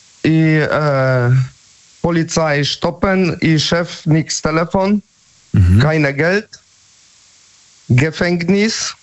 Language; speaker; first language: German; non-native, learner; Polish